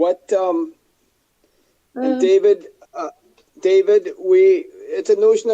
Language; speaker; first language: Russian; non-native, fluent; English